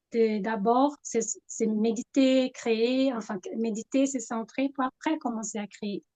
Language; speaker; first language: French; non-native, fluent; Portuguese